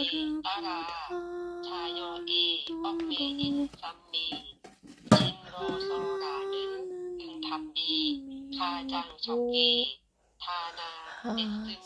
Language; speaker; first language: Korean; non-native, learner; Thai